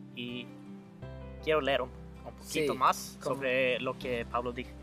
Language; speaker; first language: Spanish; non-native, fluent; Swedish